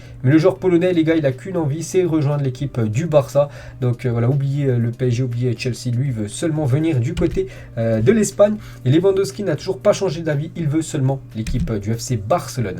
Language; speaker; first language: French; native; French